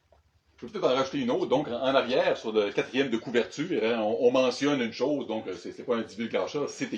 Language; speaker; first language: French; native; French